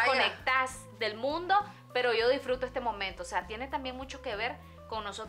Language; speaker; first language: Spanish; native; Spanish